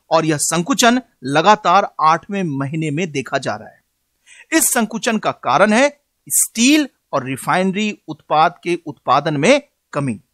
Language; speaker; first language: Hindi; native; Hindi